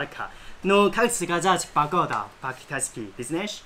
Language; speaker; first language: Russian; non-native, learner; Chinese